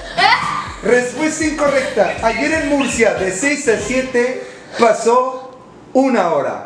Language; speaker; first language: Spanish; native; Spanish